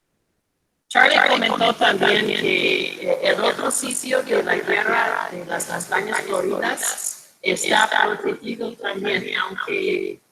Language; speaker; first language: Spanish; non-native, fluent; English